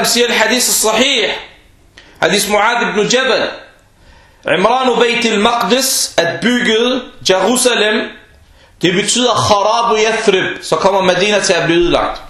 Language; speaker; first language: Danish; early bilingual, other home language; Arabic